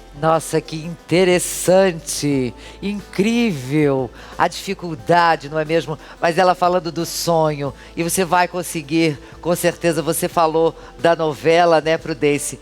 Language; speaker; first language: Portuguese; native; Portuguese